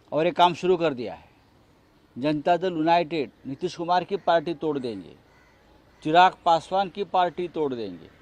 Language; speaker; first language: Hindi; non-native, local second language; Marathi